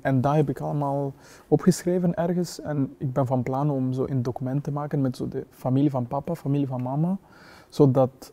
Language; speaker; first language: Dutch; non-native, fluent; Kinyarwanda